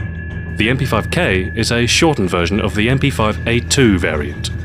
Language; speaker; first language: English; native; English